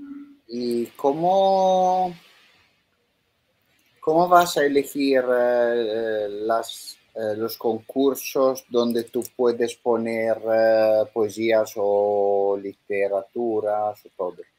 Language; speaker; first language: Spanish; non-native, fluent; Italian